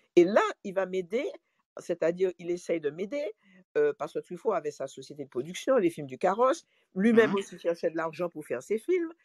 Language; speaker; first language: French; native; French